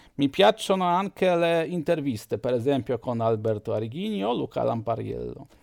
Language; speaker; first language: Italian; non-native, fluent; Polish